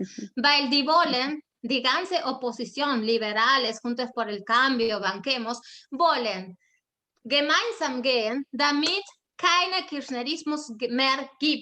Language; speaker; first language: German; non-native, fluent; Spanish